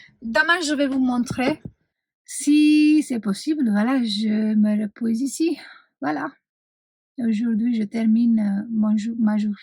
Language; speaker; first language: French; non-native, fluent; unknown